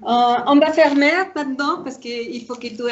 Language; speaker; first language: French; non-native, fluent; Spanish